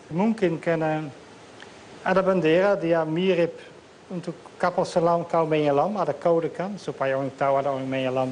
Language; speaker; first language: Indonesian; non-native, fluent; Dutch